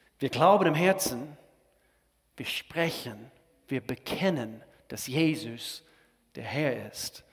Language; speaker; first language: German; non-native, fluent; English